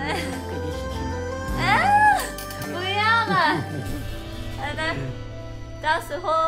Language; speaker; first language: Chinese; non-native, learner; Lao